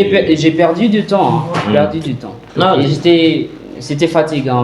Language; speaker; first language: French; non-native, fluent; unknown